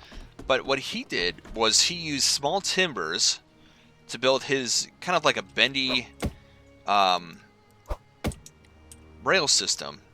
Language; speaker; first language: English; native; English